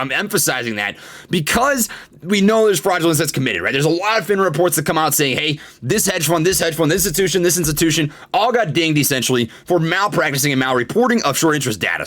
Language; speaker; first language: English; native; English